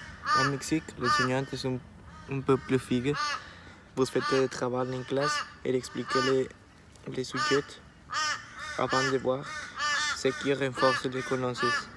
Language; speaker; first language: French; non-native, learner; Spanish